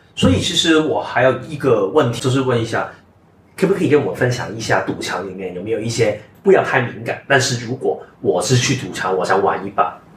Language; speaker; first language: Chinese; non-native, local second language; Cantonese